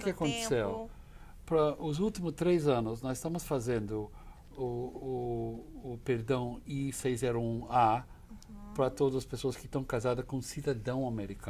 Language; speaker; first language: Portuguese; non-native, fluent; English